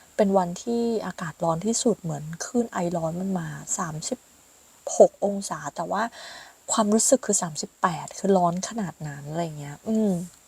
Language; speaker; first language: Thai; native; Thai